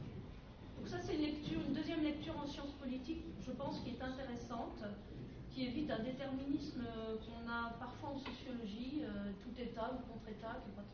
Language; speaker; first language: French; native; French